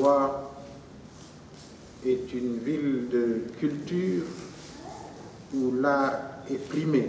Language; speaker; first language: French; non-native, local second language; Wolof